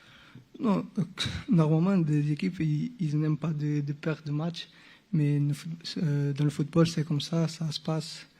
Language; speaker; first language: French; non-native, local second language; Portuguese